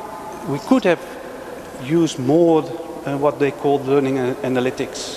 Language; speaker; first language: English; non-native, fluent; Dutch